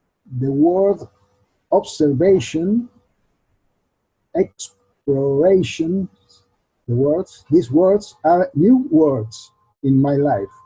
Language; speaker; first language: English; non-native, learner; Spanish